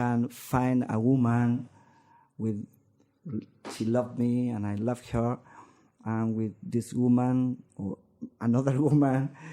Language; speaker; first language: English; non-native, learner; Spanish